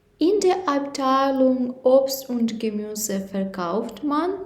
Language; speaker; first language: German; non-native, fluent; Ukrainian